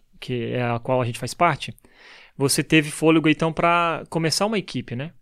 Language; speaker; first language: Portuguese; native; Portuguese